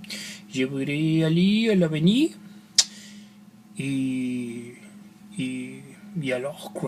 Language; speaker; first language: French; non-native, learner; Spanish